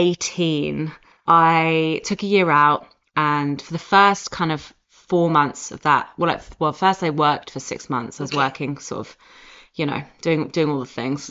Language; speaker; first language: English; native; English